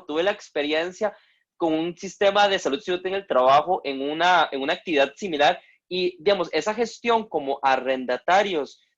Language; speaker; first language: Spanish; native; Spanish